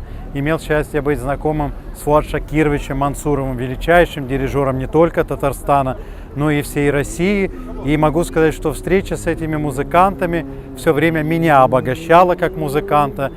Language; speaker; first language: Russian; native; Russian